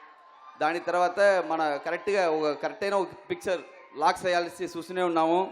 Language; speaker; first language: Telugu; non-native, learner; Tamil